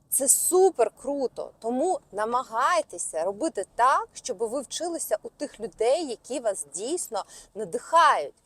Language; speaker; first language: Ukrainian; non-native, local second language; Russian